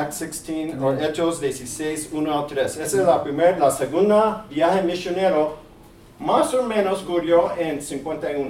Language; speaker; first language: Spanish; early bilingual, heritage; English